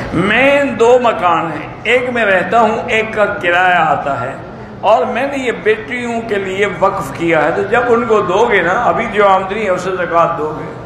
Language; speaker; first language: Urdu; native; Urdu